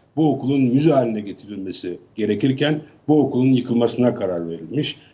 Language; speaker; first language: Turkish; native; Turkish